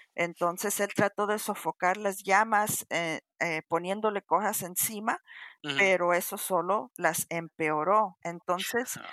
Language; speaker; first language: Spanish; early bilingual, heritage; Spanish